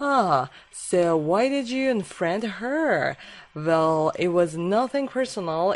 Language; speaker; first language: English; non-native, fluent; Persian